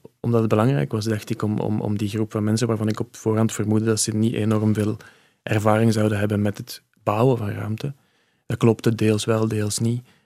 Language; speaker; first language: Dutch; native; Dutch